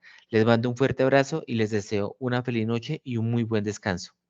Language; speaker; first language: Spanish; native; Spanish